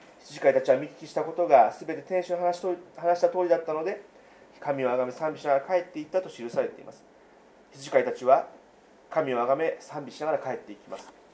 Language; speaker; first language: Japanese; native; Japanese